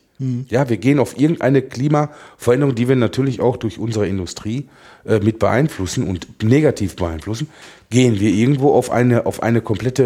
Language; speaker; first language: German; native; German